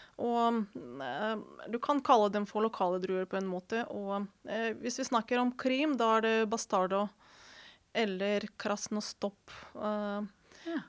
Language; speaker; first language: Norwegian; non-native, fluent; Ukrainian